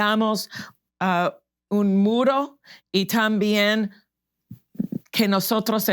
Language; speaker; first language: Spanish; non-native, fluent; English